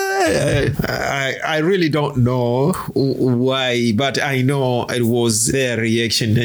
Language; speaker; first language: English; non-native, local second language; Swahili